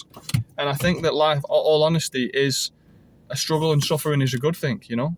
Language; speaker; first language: English; native; English